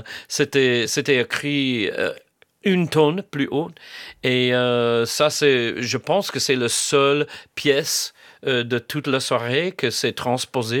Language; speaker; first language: French; non-native, fluent; English